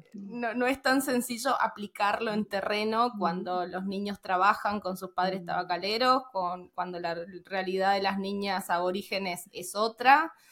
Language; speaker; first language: Spanish; native; Spanish